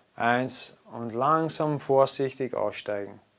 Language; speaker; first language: German; non-native, fluent; English